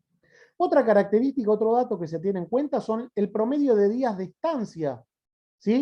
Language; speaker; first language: Spanish; native; Spanish